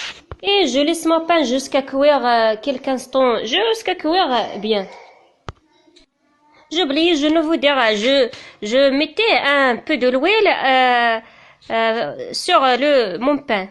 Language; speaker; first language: French; non-native, learner; Tachelhit